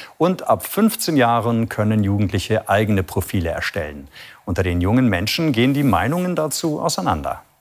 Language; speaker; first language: German; native; German